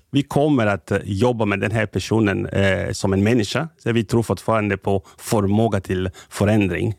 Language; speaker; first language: Swedish; non-native, fluent; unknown